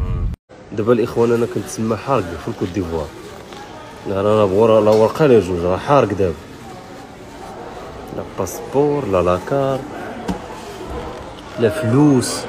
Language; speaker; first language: Arabic; native; Arabic